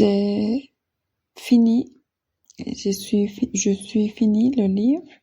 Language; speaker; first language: French; non-native, learner; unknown